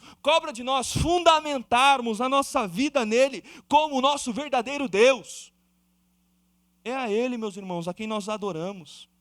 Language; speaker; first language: Portuguese; native; Portuguese